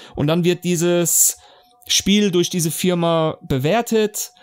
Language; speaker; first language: German; native; German